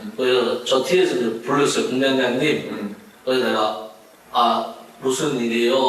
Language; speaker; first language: Korean; non-native, fluent; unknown